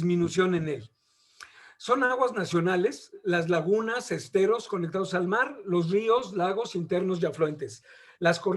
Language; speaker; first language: Spanish; native; Spanish